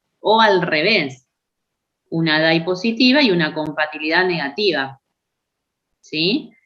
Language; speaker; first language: Spanish; native; Spanish